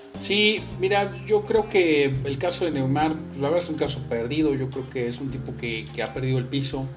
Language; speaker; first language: Spanish; native; Spanish